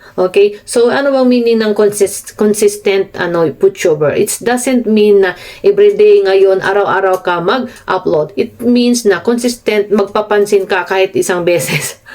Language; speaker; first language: Filipino; non-native, local second language; Cebuano